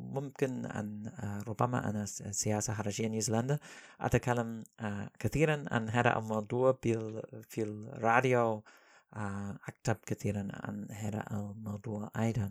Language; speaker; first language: Arabic; non-native, learner; English